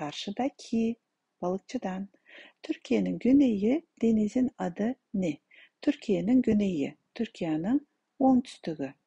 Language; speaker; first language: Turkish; non-native, fluent; Kazakh